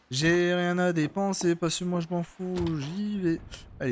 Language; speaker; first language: French; native; French